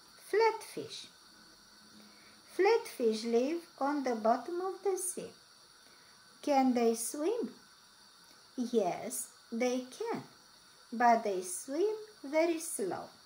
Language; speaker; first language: English; non-native, fluent; Romanian